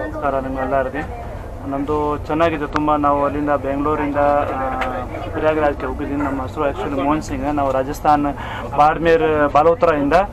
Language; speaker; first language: Kannada; non-native, fluent; Marwari